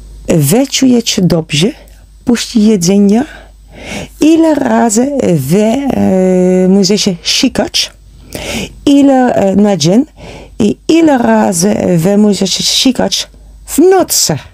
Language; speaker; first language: Polish; non-native, learner; Dutch